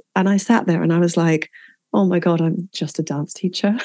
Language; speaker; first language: English; native; English